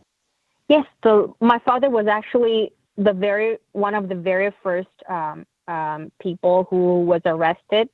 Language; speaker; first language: English; non-native, fluent; Uyghur